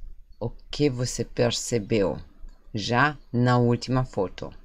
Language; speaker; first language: Portuguese; non-native, fluent; German